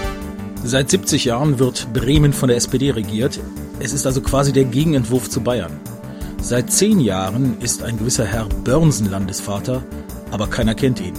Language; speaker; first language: German; native; German